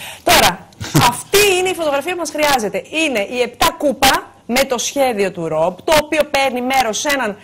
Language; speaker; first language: Greek; native; Greek